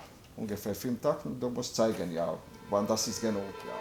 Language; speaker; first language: German; non-native, learner; Latvian